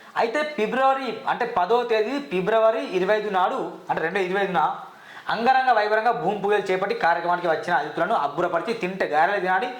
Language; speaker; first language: Telugu; native; Telugu